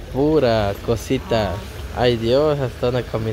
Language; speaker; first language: Spanish; native; Spanish